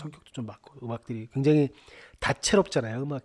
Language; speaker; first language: Korean; native; Korean